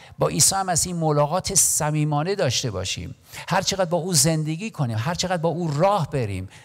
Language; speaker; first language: Persian; non-native, local second language; Armenian